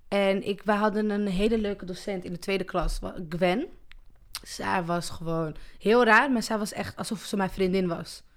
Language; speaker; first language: Dutch; early bilingual, other home language; Arabic